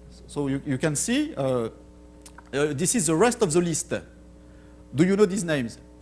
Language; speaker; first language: English; non-native, fluent; French